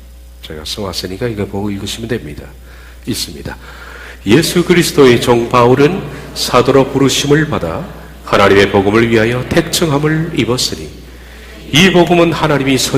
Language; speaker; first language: Korean; native; Korean